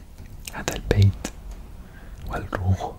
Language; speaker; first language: Arabic; non-native, learner; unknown